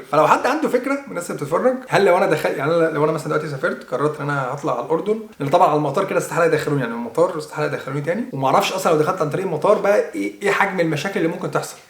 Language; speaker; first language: Egyptian Arabic; native; Egyptian Arabic